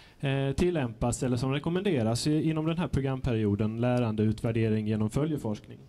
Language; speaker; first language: Swedish; native; Swedish